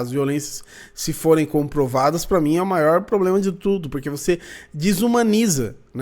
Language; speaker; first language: Portuguese; native; Portuguese